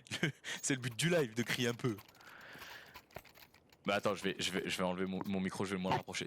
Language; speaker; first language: French; native; French